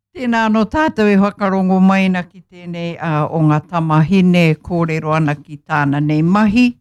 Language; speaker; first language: Māori; non-native, local second language; English